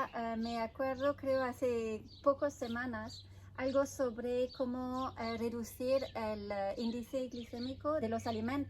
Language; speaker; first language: Spanish; non-native, fluent; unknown